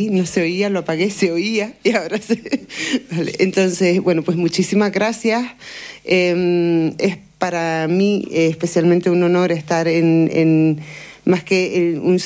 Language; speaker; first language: Spanish; native; Spanish